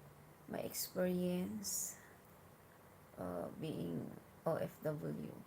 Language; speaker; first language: English; non-native, learner; Hiligaynon